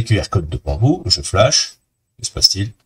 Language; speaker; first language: French; native; French